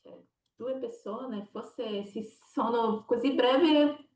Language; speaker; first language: Italian; non-native, fluent; Portuguese